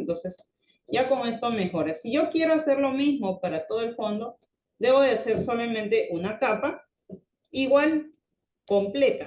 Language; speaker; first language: Spanish; native; Spanish